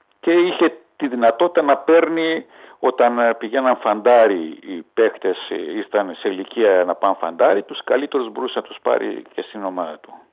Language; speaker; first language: Greek; early bilingual, heritage; Greek